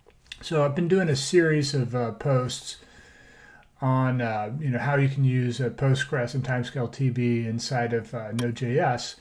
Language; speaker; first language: English; native; English